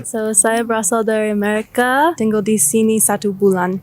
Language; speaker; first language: Indonesian; non-native, learner; English